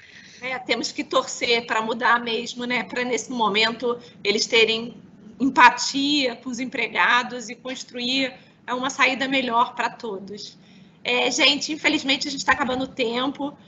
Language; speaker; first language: Portuguese; native; Portuguese